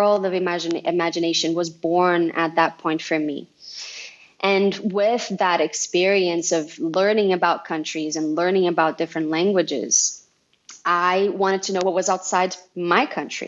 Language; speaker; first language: English; non-native, fluent; Portuguese